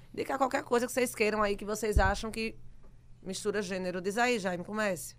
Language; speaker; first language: Portuguese; native; Portuguese